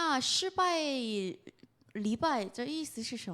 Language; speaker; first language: Chinese; non-native, fluent; Korean